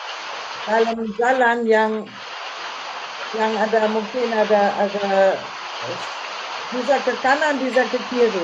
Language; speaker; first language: Indonesian; non-native, fluent; German